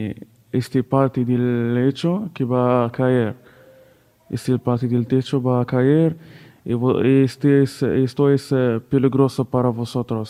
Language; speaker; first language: Spanish; non-native, learner; Arabic